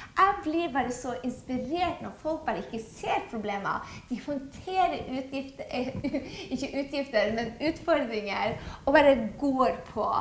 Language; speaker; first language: Norwegian; native; Norwegian